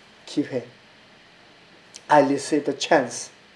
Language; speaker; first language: English; non-native, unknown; Korean